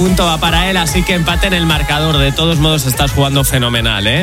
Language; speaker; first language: Spanish; native; Spanish